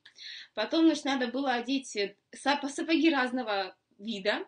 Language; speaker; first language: Russian; native; Russian